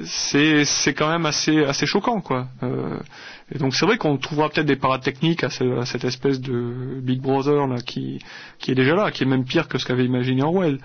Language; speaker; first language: French; native; French